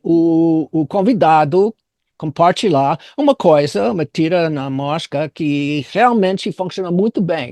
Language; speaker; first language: Portuguese; non-native, fluent; English